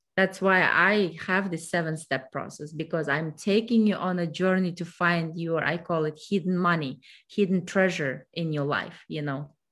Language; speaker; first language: English; non-native, fluent; Kazakh